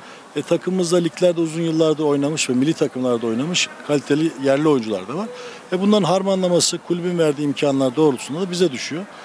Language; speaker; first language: Turkish; native; Turkish